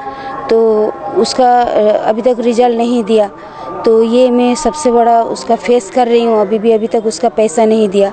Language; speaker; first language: Hindi; non-native, local second language; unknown